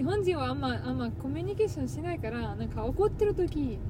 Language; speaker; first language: Japanese; non-native, learner; Italian